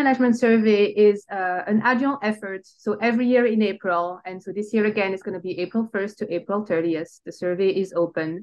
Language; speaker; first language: English; non-native, fluent; French